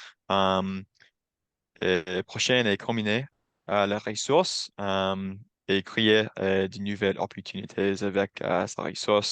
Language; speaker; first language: French; non-native, learner; English